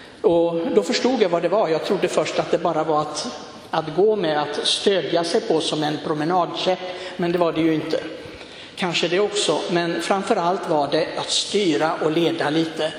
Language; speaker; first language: Swedish; non-native, fluent; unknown